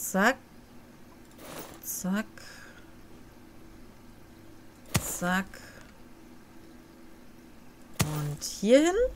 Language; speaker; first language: German; native; German